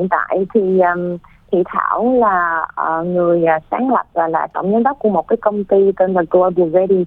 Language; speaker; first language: Vietnamese; early bilingual, heritage; Vietnamese